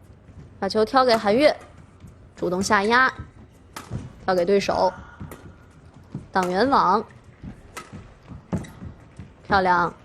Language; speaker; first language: Chinese; native; Chinese